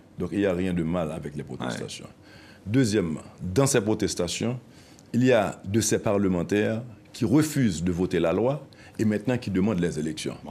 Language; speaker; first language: French; non-native, local second language; Haitian Creole